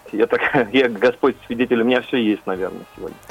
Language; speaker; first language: Russian; non-native, fluent; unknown